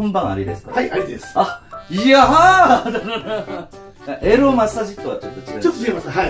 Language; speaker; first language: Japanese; non-native, learner; Korean